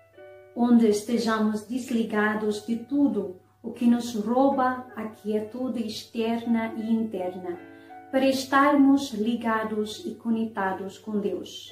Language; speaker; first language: Portuguese; non-native, fluent; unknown